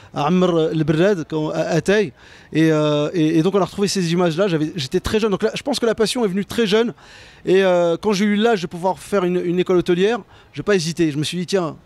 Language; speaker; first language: French; native; French